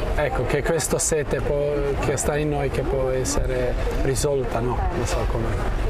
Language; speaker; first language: Italian; non-native, fluent; Croatian